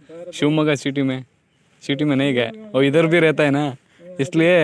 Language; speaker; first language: Hindi; non-native, local second language; Kannada